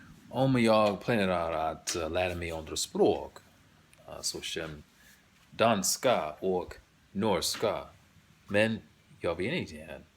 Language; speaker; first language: Swedish; non-native, learner; English